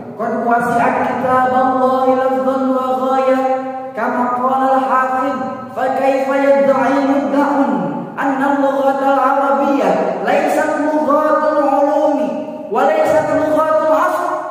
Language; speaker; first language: Arabic; non-native, learner; Indonesian